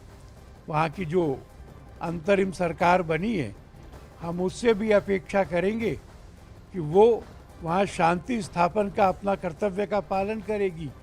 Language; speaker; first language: Hindi; native; Hindi